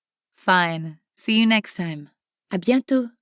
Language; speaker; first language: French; non-native, fluent; English